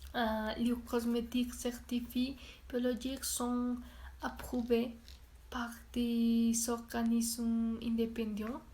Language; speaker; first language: French; non-native, learner; Spanish